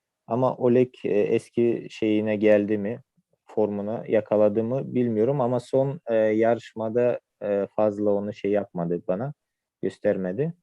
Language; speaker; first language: Turkish; non-native, fluent; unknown